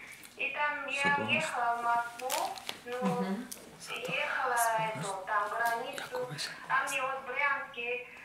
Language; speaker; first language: Russian; non-native, learner; Uzbek